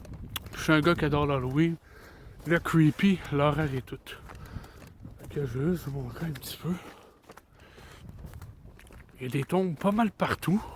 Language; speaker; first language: French; native; French